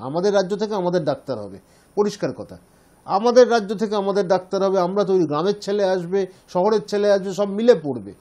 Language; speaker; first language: Bangla; native; Bangla